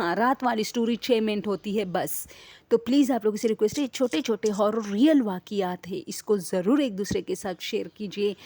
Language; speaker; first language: Urdu; non-native, local second language; Pashto